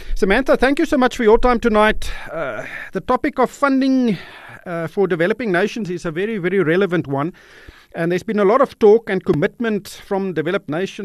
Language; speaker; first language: English; non-native, local second language; Afrikaans